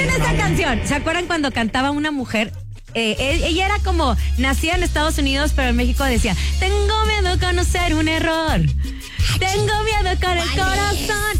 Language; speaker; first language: Spanish; native; Spanish